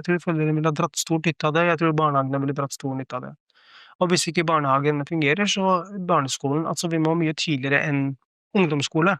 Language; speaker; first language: Norwegian; early bilingual, other home language; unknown